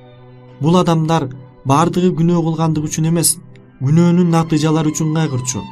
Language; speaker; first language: Kyrgyz; native; Kyrgyz